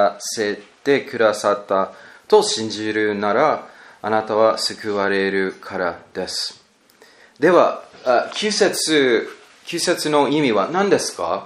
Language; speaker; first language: Japanese; non-native, learner; English